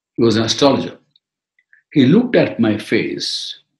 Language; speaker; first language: English; non-native, local second language; Tamil